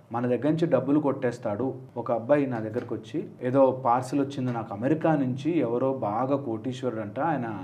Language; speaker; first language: Telugu; native; Telugu